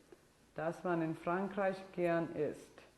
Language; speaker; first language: German; non-native, fluent; English